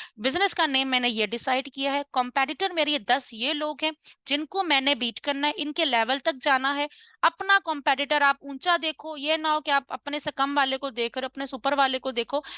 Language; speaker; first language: Urdu; non-native, local second language; Punjabi